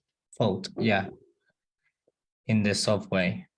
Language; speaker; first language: English; non-native, learner; Spanish